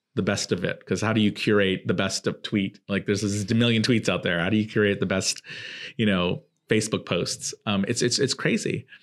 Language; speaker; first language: English; native; English